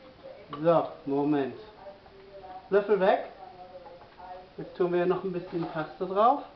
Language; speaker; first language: German; non-native, fluent; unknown